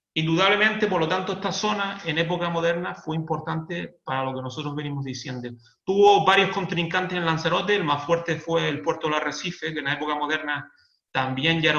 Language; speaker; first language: Spanish; native; Spanish